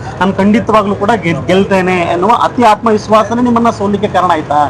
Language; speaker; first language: Kannada; native; Kannada